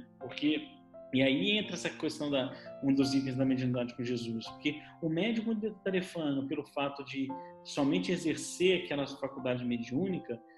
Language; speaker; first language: Portuguese; native; Portuguese